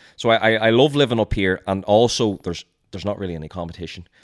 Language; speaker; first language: English; native; English